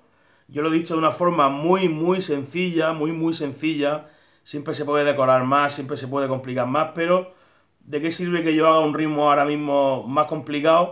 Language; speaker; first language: Spanish; native; Spanish